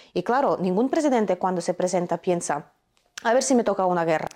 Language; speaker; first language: Spanish; non-native, fluent; Ukrainian